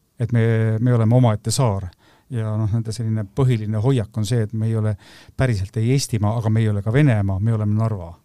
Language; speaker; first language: Estonian; native; Estonian